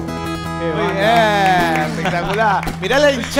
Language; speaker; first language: Spanish; native; Spanish